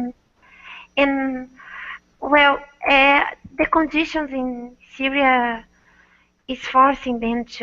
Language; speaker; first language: English; non-native, learner; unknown